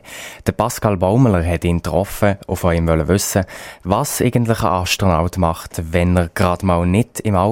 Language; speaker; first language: German; native; German